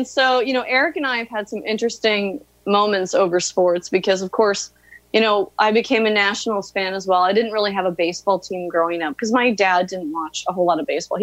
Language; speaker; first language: English; native; English